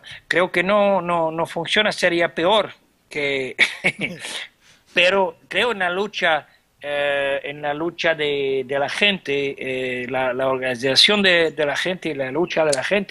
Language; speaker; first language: Spanish; non-native, fluent; French